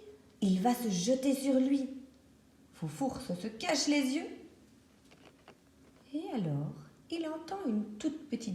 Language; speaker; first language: French; native; French